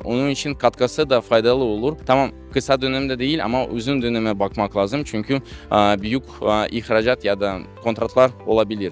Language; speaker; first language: Turkish; non-native, fluent; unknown